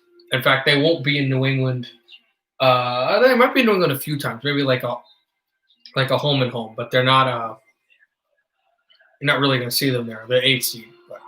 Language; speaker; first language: English; native; English